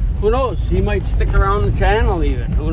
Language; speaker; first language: English; native; English